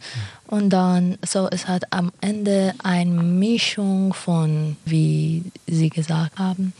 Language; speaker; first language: German; non-native, learner; Persian